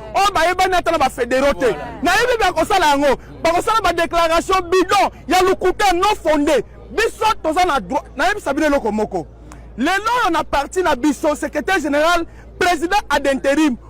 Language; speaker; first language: Lingala; native; Lingala